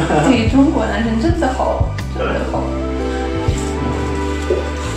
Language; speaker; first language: Chinese; non-native, fluent; Russian